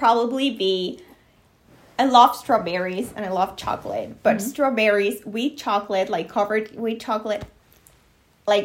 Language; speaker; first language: English; non-native, fluent; Spanish